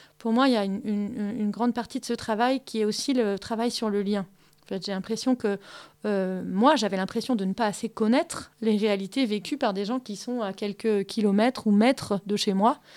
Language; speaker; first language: French; early bilingual, other home language; German